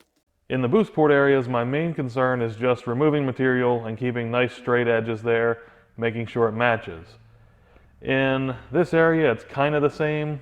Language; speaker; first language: English; native; English